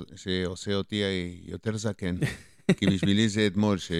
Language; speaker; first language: Hebrew; non-native, fluent; Spanish